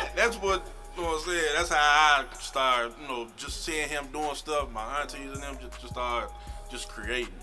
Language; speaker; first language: English; native; English